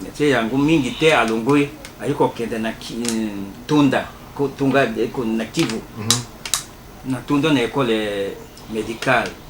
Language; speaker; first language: Lingala; non-native, local second language; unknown